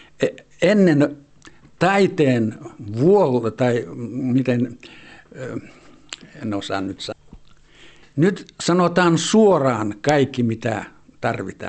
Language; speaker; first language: Finnish; early bilingual, heritage; Finnish